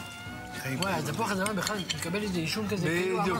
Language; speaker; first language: Hebrew; native; Hebrew